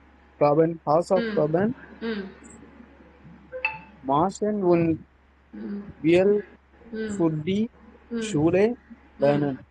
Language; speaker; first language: German; non-native, learner; Tamil